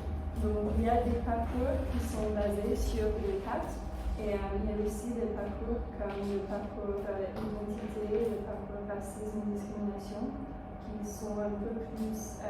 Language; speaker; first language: French; non-native, fluent; English